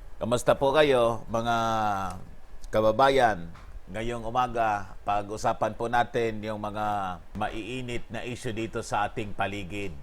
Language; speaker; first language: Filipino; non-native, local second language; Bikol